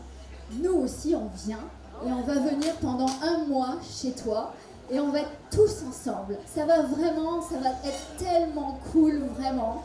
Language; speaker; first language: French; native; French